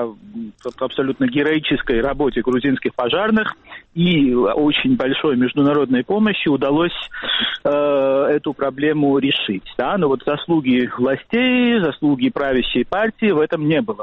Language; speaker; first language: Russian; non-native, fluent; Georgian